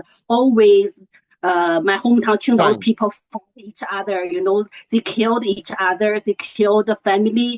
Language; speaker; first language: English; non-native, learner; Chinese